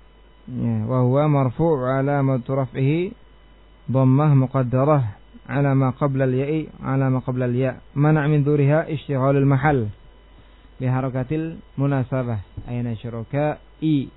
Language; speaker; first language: Arabic; non-native, fluent; Indonesian